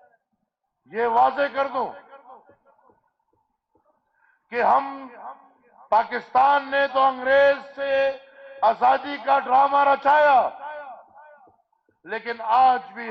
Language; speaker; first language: Urdu; non-native, local second language; Pashto